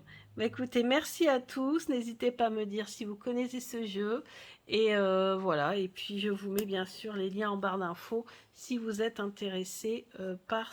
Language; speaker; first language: French; native; French